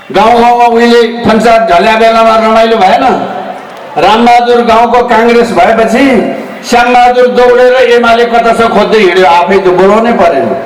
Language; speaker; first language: Nepali; native; Nepali